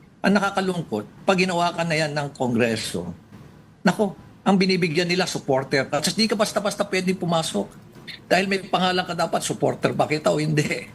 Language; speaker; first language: Filipino; non-native, local second language; Iloko